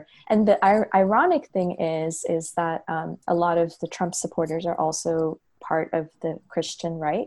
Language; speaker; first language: English; native; English